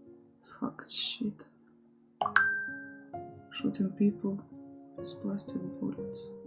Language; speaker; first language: English; non-native, learner; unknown